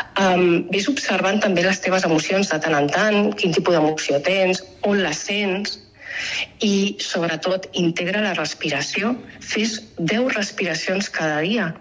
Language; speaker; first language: Catalan; native; Catalan